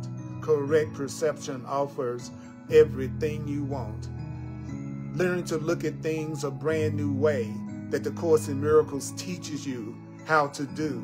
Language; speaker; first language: English; native; English